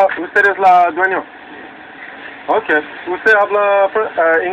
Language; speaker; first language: Spanish; non-native, learner; English